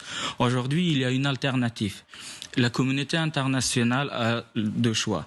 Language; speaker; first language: French; non-native, fluent; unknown